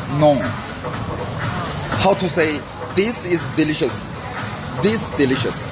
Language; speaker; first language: English; non-native, learner; Korean